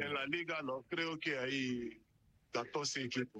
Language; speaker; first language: Spanish; non-native, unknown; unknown